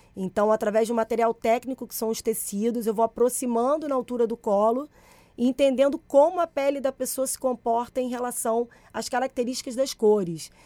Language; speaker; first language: Portuguese; early bilingual, other home language; Spanish